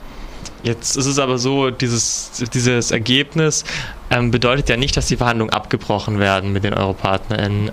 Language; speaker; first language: German; native; German